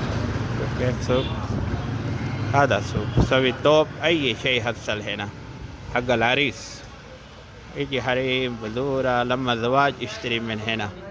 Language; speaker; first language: Arabic; non-native, learner; Urdu